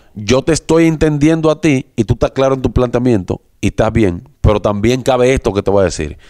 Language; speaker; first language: Spanish; native; Spanish